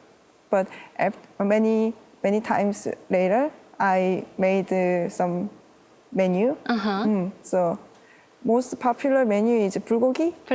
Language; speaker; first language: English; non-native, learner; Korean